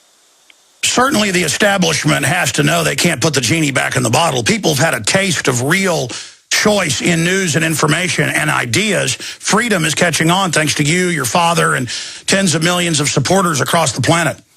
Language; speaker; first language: English; native; English